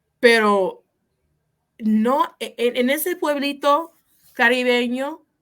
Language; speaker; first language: Spanish; non-native, fluent; English